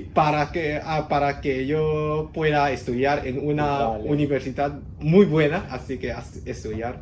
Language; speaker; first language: Spanish; non-native, learner; Cantonese